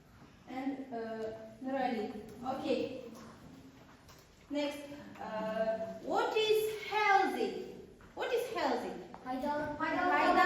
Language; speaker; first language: English; non-native, learner; Kazakh